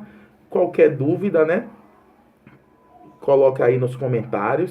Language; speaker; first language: Portuguese; native; Portuguese